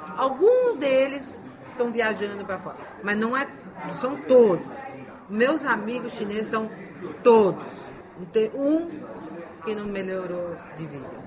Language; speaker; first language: Portuguese; early bilingual, heritage; Chinese